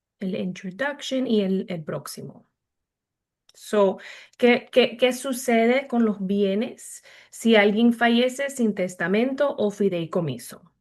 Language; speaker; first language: Spanish; early bilingual, heritage; Spanish